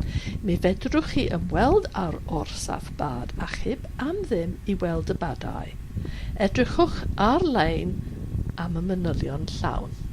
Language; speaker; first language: Welsh; non-native, fluent; English